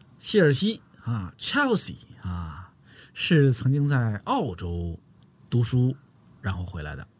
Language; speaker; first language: Chinese; native; Chinese